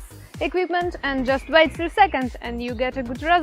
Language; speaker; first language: English; non-native, learner; Ukrainian